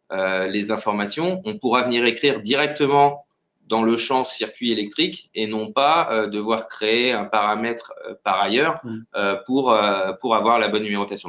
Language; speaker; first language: French; native; French